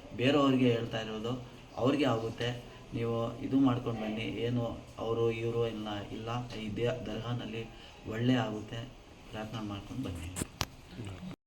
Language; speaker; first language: Kannada; non-native, local second language; Urdu